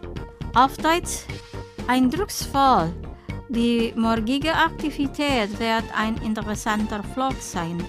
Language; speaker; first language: German; non-native, fluent; Indonesian